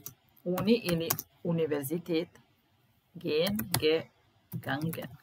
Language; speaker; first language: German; non-native, fluent; Serbian